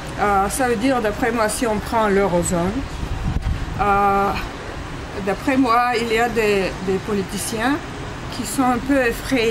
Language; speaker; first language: French; non-native, fluent; Bulgarian